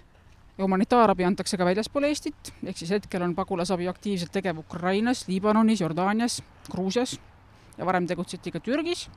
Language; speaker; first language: Estonian; native; Estonian